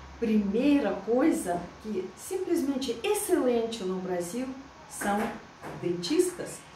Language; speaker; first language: Portuguese; non-native, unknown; Russian